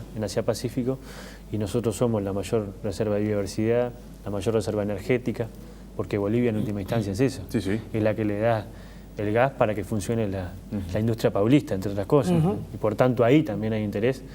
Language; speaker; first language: Spanish; native; Spanish